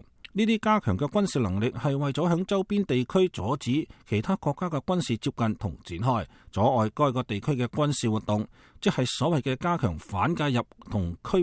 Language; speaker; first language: Chinese; native; Chinese